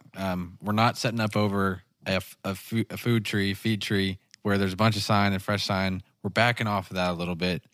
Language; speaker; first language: English; native; English